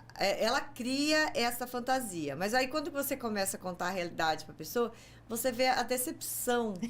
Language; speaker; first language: Portuguese; native; Portuguese